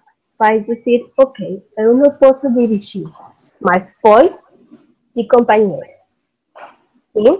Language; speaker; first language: Portuguese; non-native, learner; Spanish